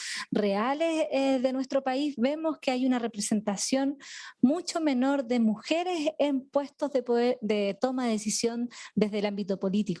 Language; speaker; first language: Spanish; native; Spanish